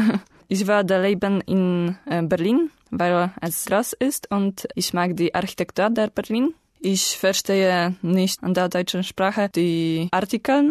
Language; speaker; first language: German; non-native, learner; Polish